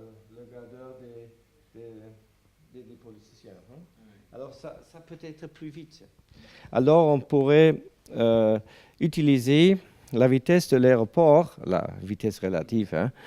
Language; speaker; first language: French; non-native, learner; German